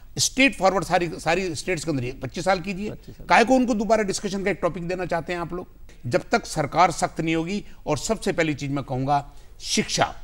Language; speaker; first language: Hindi; native; Hindi